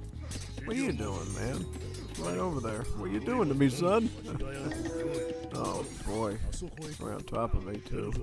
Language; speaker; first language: English; native; English